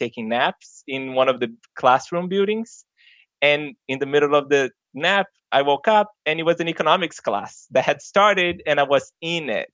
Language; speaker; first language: English; non-native, fluent; Portuguese